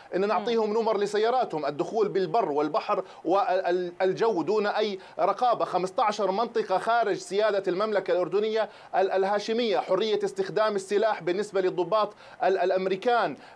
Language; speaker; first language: Arabic; native; Arabic